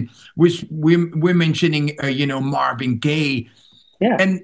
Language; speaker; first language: English; non-native, fluent; Danish